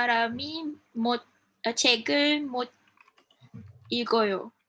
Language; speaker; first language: Korean; non-native, learner; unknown